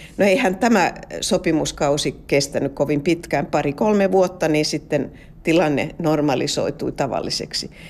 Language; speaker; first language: Finnish; non-native, local second language; Swedish